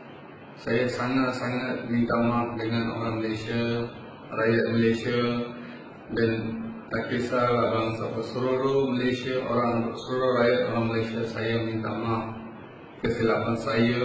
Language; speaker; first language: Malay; non-native, learner; Bangla